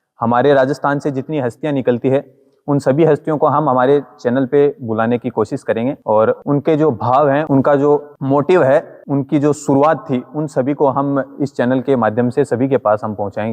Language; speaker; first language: Hindi; native; Hindi